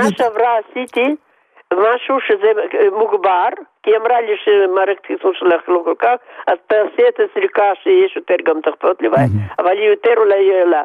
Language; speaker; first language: Hebrew; non-native, fluent; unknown